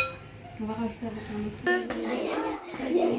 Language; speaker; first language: French; native; French